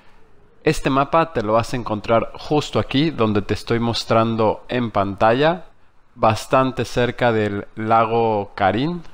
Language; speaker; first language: Spanish; native; Spanish